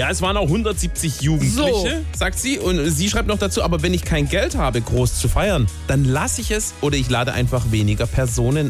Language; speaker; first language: German; native; German